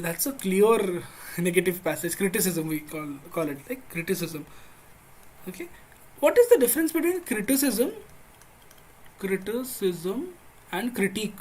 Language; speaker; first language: English; non-native, local second language; Hindi